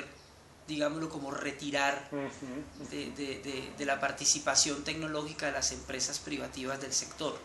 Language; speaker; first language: Spanish; native; Spanish